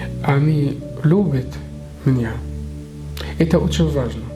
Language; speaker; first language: Russian; non-native, learner; Arabic